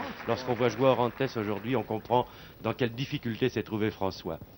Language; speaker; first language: French; native; French